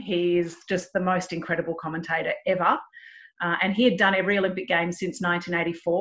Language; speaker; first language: English; native; English